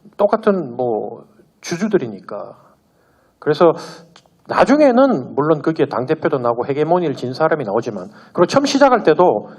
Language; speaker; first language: Korean; native; Korean